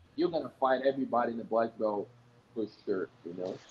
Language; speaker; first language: English; non-native, fluent; Portuguese